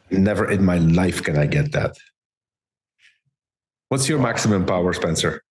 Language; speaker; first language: English; non-native, fluent; Dutch